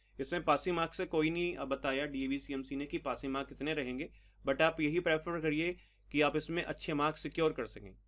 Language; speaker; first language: Hindi; non-native, local second language; Punjabi